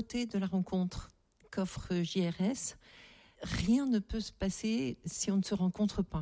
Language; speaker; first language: French; native; French